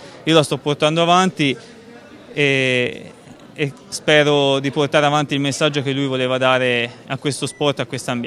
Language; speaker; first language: Italian; native; Italian